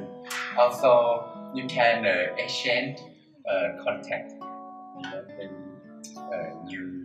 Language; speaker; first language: English; non-native, learner; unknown